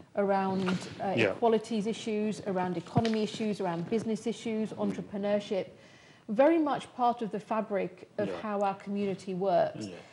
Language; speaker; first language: English; native; English